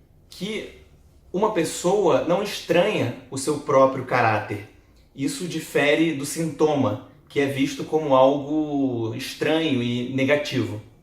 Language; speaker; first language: Portuguese; native; Portuguese